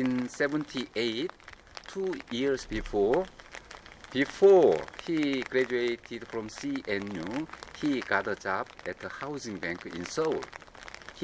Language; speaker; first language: English; non-native, fluent; Korean